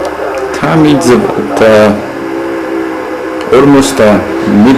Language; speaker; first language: English; non-native, learner; Japanese